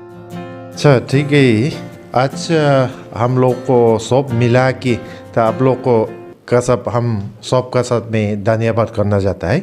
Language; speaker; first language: Hindi; non-native, fluent; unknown